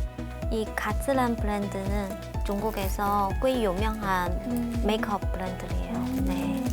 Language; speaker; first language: Korean; non-native, learner; Chinese